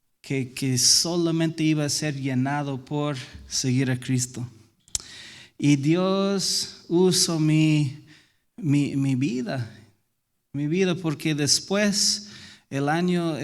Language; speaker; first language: Spanish; non-native, fluent; English